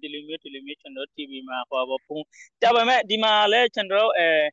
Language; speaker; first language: Burmese; non-native, local second language; Rohingya